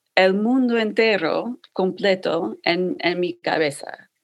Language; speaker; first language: Spanish; non-native, fluent; English